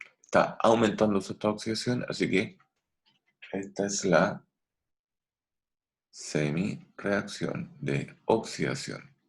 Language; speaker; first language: Spanish; native; Spanish